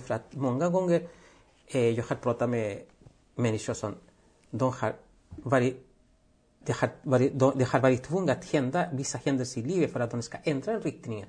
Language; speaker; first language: Swedish; non-native, fluent; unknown